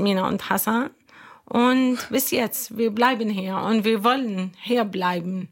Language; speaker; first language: German; non-native, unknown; Arabic